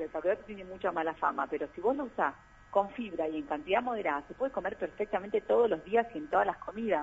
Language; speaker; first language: Spanish; native; Spanish